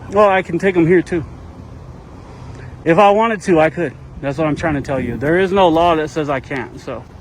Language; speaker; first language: English; native; English